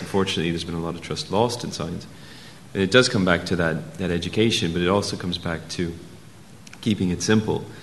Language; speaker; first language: English; native; English